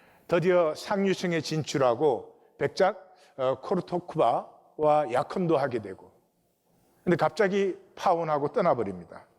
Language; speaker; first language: Korean; native; Korean